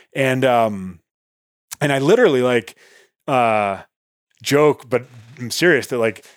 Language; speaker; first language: English; native; English